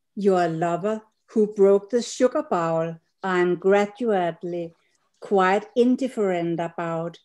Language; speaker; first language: English; non-native, fluent; Danish